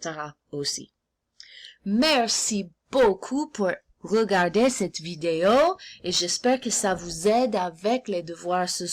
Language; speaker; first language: French; non-native, fluent; English